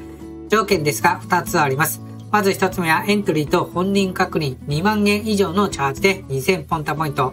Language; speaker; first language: Japanese; native; Japanese